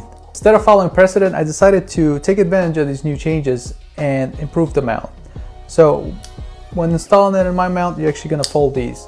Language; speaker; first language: English; native; English